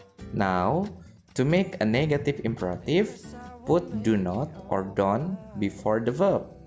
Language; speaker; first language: English; non-native, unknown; Indonesian